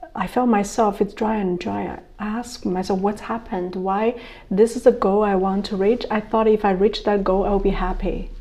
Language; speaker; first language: English; non-native, fluent; Chinese